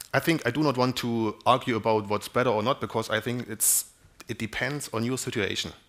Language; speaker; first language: English; non-native, fluent; German